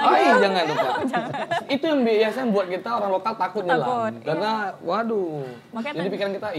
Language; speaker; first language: Indonesian; native; Indonesian